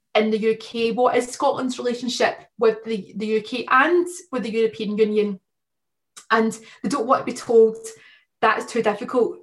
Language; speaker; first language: English; native; English